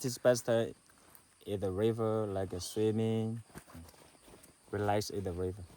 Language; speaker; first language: English; non-native, learner; S'gaw Karen